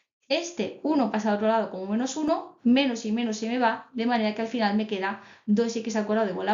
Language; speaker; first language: Spanish; native; Spanish